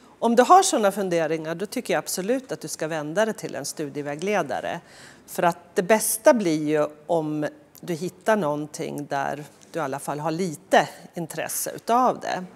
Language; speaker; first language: Swedish; native; Swedish